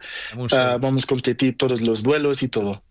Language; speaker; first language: Spanish; non-native, learner; Portuguese